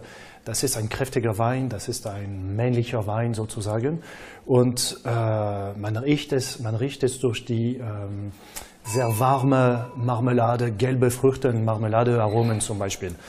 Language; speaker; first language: German; non-native, fluent; French